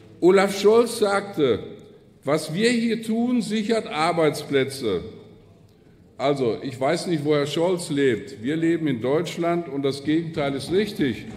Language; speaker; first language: German; native; German